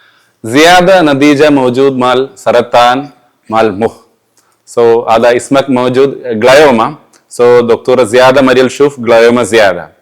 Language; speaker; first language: Arabic; non-native, learner; Malayalam